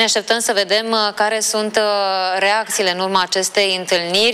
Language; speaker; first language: Romanian; native; Romanian